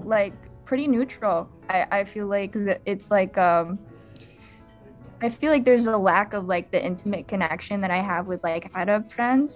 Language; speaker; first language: English; early bilingual, other home language; Arabic